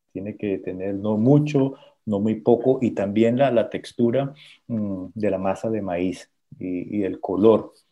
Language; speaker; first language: Spanish; native; Spanish